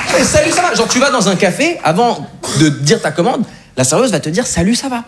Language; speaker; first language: French; native; French